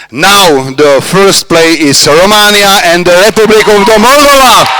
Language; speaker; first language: English; non-native, learner; Czech